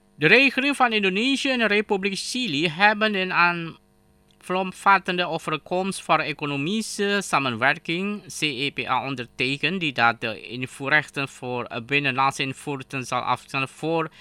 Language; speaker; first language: Dutch; non-native, fluent; Indonesian